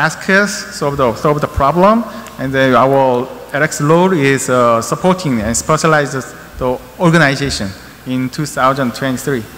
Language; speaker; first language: English; non-native, learner; Korean